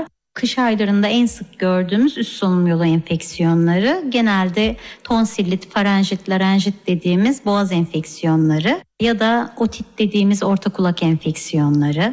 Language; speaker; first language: Turkish; native; Turkish